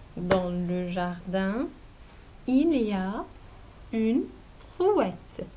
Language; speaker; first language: French; non-native, fluent; Arabic